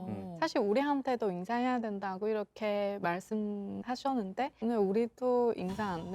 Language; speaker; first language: Korean; non-native, local second language; Chinese